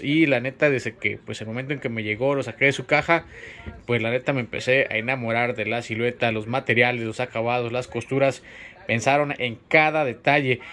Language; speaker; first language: Spanish; native; Spanish